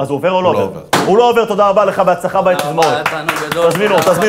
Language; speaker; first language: Hebrew; native; Hebrew